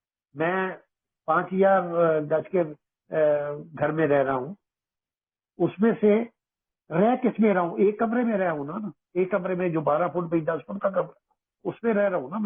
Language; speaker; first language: Hindi; native; Hindi